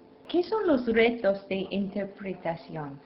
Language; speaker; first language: Spanish; non-native, learner; English